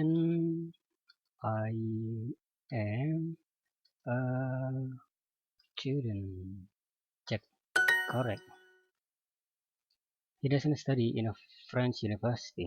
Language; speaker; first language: English; non-native, learner; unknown